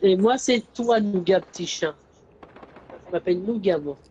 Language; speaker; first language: French; native; French